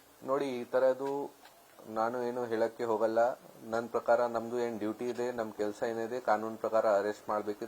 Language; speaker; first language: Kannada; non-native, local second language; Hindi